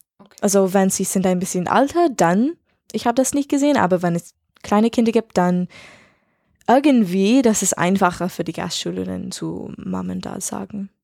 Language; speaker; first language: German; non-native, learner; English